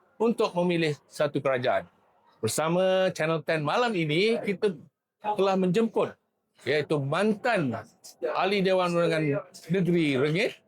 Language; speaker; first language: Malay; native; Malay